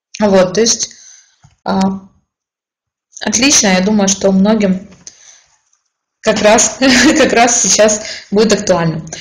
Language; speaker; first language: Russian; native; Russian